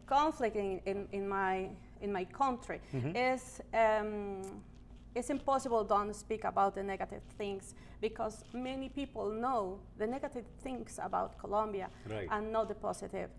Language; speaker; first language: English; non-native, learner; Spanish